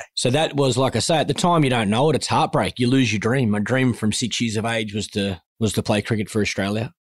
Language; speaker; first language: English; native; English